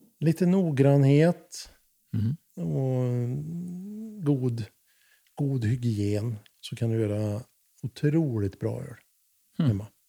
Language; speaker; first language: Swedish; native; Swedish